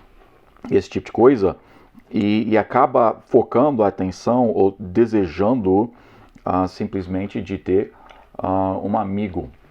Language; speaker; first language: Portuguese; non-native, fluent; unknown